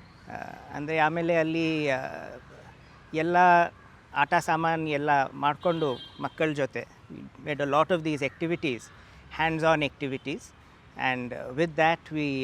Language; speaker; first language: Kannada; non-native, local second language; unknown